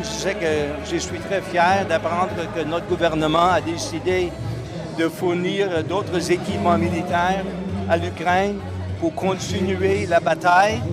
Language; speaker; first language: French; non-native, fluent; Dutch